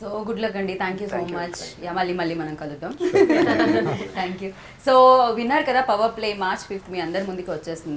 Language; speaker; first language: Telugu; native; Telugu